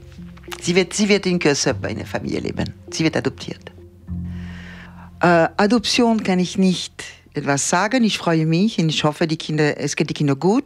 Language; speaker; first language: German; non-native, fluent; Ukrainian